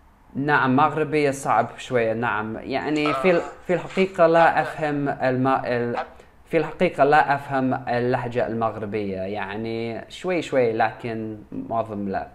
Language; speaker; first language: Arabic; non-native, learner; English